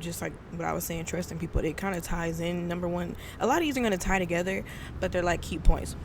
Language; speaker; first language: English; native; English